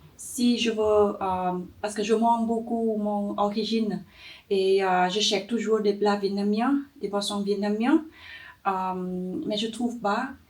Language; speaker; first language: French; non-native, learner; Vietnamese